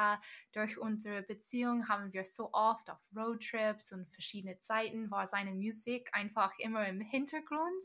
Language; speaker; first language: German; non-native, fluent; English